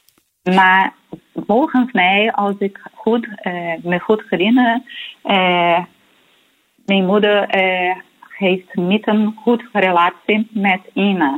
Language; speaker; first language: Dutch; early bilingual, heritage; Portuguese